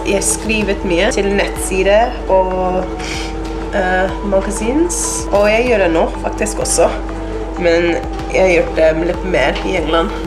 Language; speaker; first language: Norwegian; non-native, learner; English